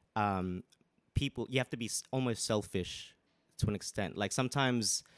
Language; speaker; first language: English; native; English